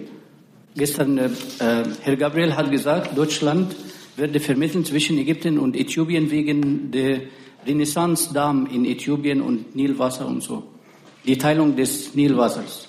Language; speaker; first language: German; non-native, fluent; Arabic